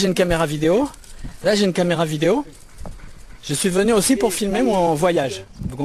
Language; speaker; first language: French; native; French